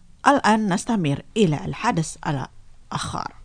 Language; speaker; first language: Arabic; non-native, fluent; Indonesian